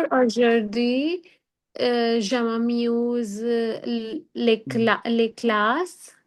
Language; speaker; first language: French; non-native, learner; Hindi